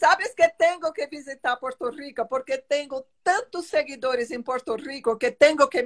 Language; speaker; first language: Spanish; non-native, fluent; Portuguese